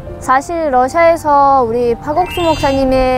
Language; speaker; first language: Korean; non-native, fluent; Russian